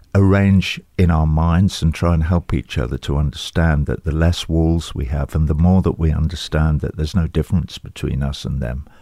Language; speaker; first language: English; native; English